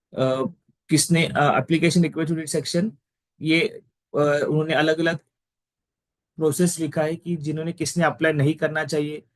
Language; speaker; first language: Hindi; non-native, local second language; Marathi